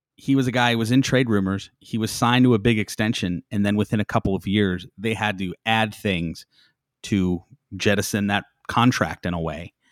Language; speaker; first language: English; native; English